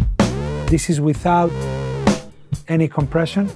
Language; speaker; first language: English; non-native, fluent; Spanish